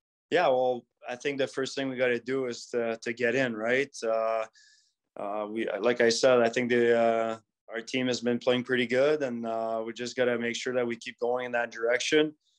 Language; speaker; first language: English; non-native, fluent; French